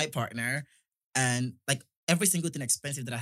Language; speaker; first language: English; non-native, local second language; Yoruba